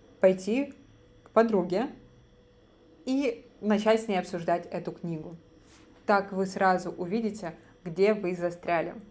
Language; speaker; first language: Russian; native; Russian